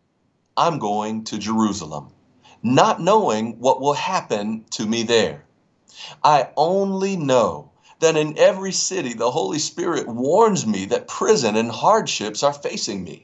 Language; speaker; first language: English; native; English